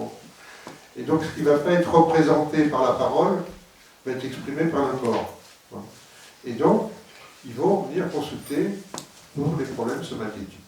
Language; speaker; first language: French; native; French